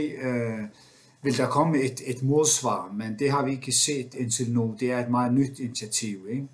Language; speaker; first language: Danish; non-native, local second language; Faroese